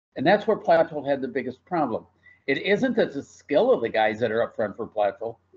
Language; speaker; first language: English; native; English